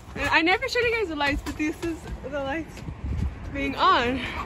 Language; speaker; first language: English; early bilingual, other home language; Spanish